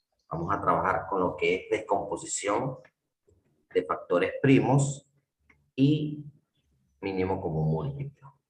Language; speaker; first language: Spanish; native; Spanish